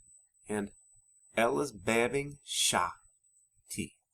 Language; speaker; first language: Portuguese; non-native, fluent; English